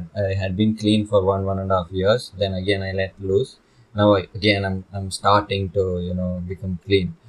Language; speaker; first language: English; non-native, local second language; Tamil